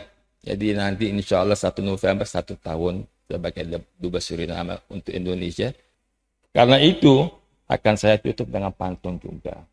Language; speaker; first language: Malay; non-native, fluent; Javanese